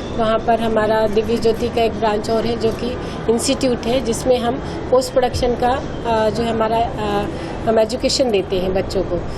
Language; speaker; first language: Hindi; non-native, local second language; Bhojpuri